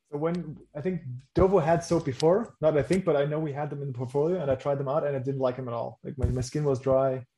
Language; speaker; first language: English; non-native, fluent; German